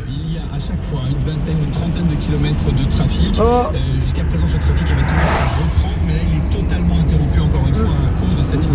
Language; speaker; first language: French; native; French